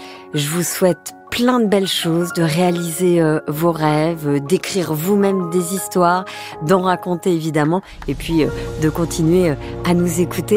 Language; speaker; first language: French; native; French